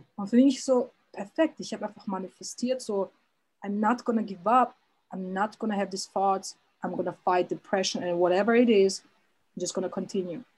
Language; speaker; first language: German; early bilingual, other home language; Serbian